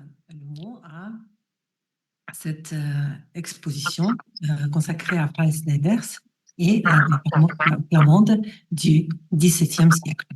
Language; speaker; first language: French; non-native, fluent; Russian